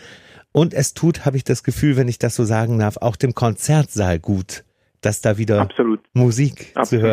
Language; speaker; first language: German; native; German